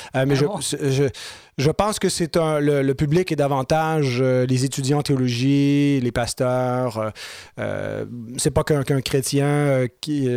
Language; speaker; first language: French; native; French